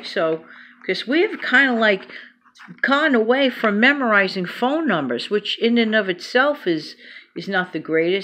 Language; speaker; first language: English; native; English